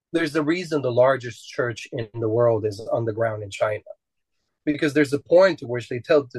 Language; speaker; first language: English; non-native, fluent; Romanian